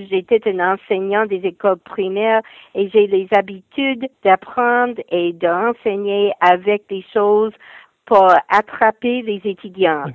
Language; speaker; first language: French; non-native, fluent; English